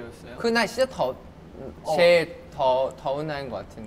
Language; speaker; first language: Korean; non-native, fluent; Thai